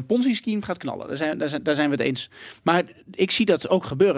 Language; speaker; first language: Dutch; native; Dutch